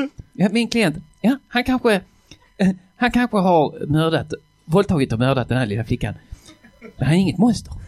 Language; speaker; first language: Swedish; native; Swedish